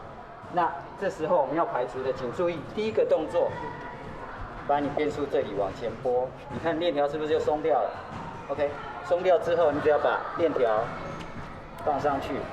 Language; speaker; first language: Chinese; native; Chinese